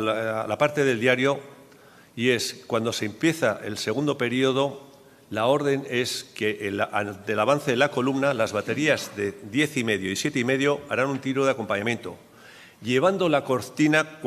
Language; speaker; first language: Spanish; native; Spanish